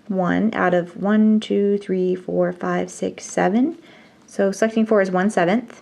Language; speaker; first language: English; native; English